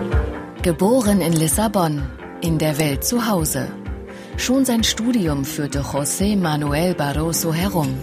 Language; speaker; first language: German; native; German